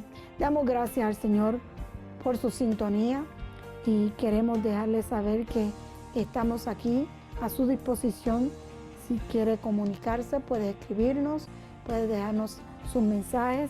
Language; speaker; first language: Spanish; native; Spanish